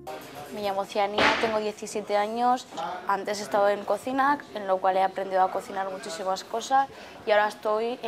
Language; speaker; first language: Spanish; native; Spanish